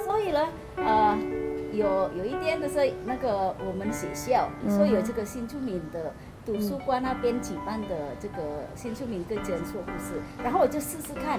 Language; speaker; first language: Chinese; non-native, fluent; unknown